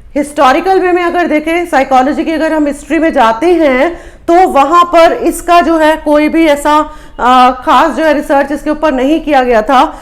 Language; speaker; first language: Hindi; native; Hindi